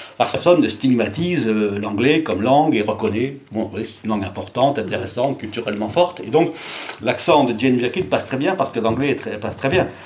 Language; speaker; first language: French; native; French